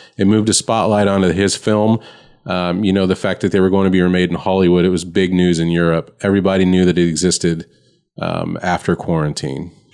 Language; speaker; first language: English; native; English